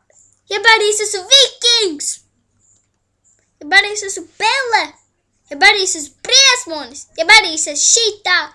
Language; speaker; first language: Latvian; early bilingual, heritage; Latvian